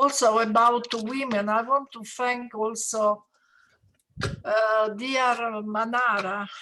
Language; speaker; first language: English; non-native, learner; Italian